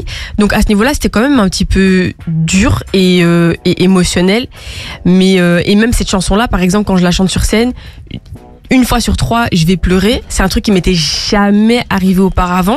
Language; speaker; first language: French; native; French